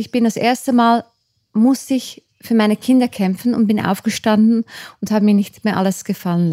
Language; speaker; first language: German; early bilingual, other home language; Dutch